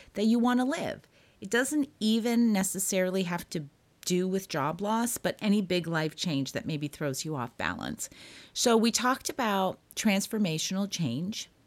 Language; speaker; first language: English; native; English